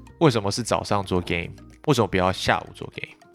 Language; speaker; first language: Chinese; native; Chinese